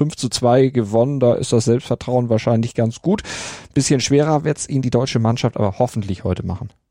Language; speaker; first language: German; native; German